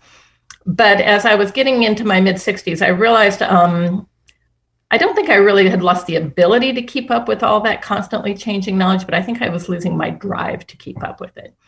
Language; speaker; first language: English; native; English